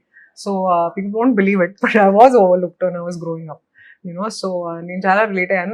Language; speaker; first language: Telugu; non-native, fluent; Hindi